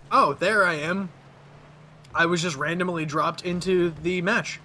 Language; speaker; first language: English; native; English